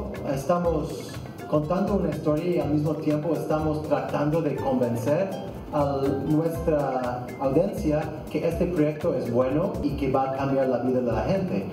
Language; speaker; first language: Spanish; non-native, fluent; English